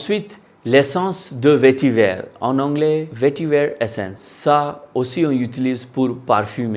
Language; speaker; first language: French; non-native, local second language; Hindi